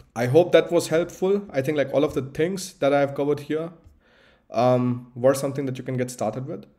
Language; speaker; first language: English; non-native, local second language; Hindi